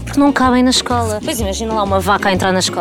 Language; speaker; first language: Portuguese; native; Portuguese